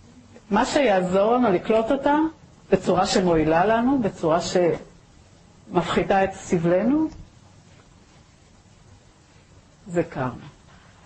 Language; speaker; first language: Hebrew; native; Hebrew